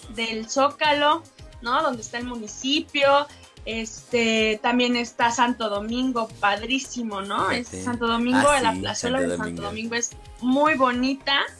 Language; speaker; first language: Spanish; native; Spanish